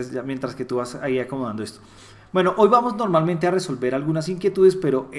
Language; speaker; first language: Spanish; native; Spanish